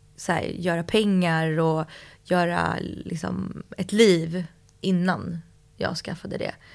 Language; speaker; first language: Swedish; early bilingual, other home language; Russian